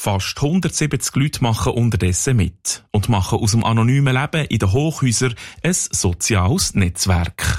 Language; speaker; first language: German; native; German